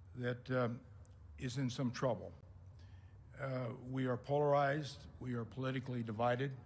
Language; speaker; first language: English; native; English